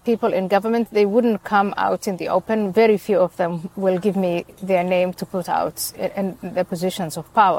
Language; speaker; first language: English; non-native, fluent; Somali